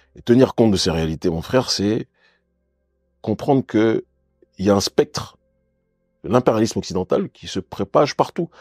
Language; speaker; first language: French; native; French